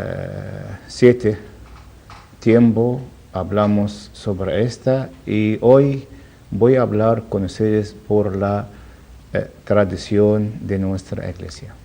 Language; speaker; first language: Spanish; non-native, learner; Arabic